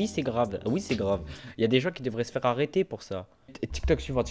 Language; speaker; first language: French; native; French